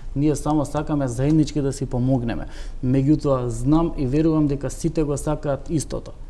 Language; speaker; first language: Macedonian; non-native, local second language; Turkish